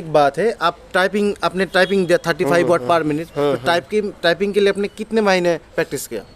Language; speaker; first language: Hindi; non-native, local second language; Bangla